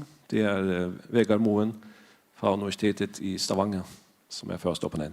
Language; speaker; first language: Danish; non-native, fluent; Faroese